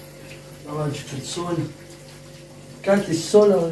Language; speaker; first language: Russian; non-native, fluent; Tajik